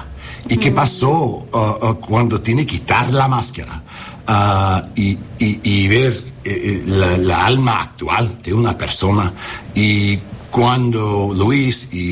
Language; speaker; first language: Spanish; early bilingual, heritage; English